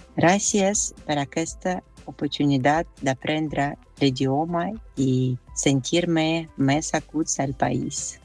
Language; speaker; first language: Catalan; non-native, learner; Russian